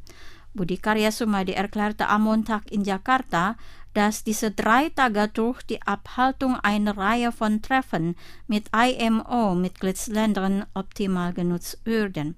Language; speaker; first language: German; non-native, fluent; Indonesian